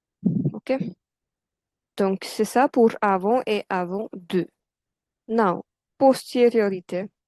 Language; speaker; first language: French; non-native, fluent; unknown